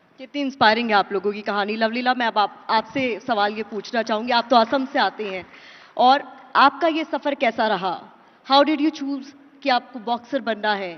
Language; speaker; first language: Hindi; native; Hindi